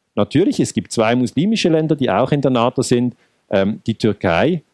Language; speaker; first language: German; native; German